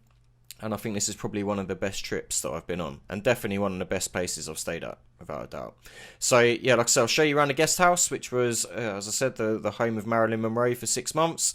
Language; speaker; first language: English; native; English